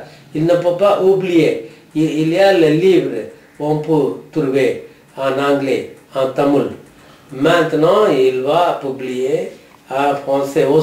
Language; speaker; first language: French; non-native, learner; Tamil